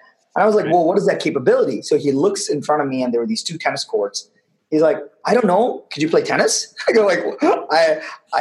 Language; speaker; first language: English; non-native, local second language; Tamil